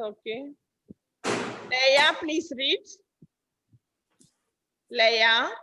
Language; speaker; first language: English; non-native, local second language; Malayalam